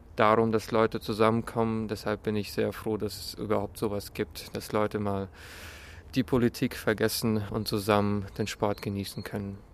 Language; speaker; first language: German; early bilingual, other home language; Russian